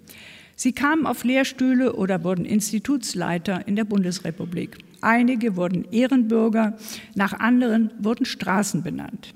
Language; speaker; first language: German; native; German